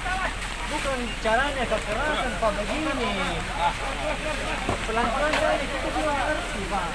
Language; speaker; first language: Indonesian; non-native, learner; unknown